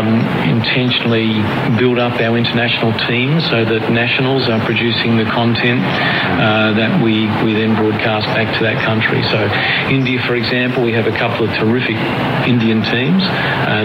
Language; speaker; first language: English; native; English